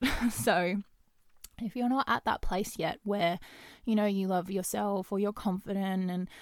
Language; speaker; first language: English; native; English